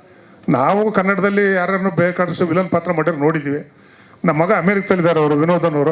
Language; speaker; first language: Kannada; native; Kannada